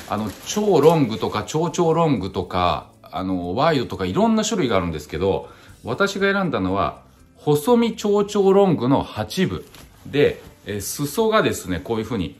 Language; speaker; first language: Japanese; native; Japanese